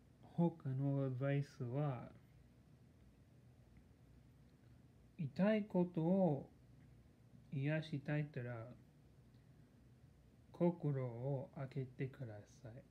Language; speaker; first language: Japanese; non-native, learner; English